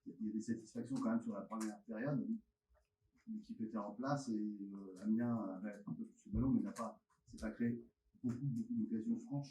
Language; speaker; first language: French; native; French